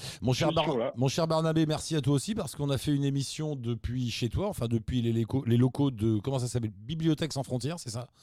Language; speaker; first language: French; native; French